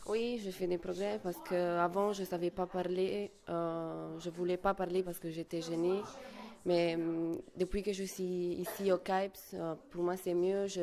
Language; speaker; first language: French; non-native, fluent; Italian